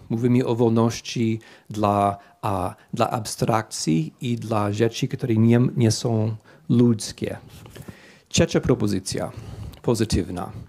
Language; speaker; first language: Polish; non-native, fluent; English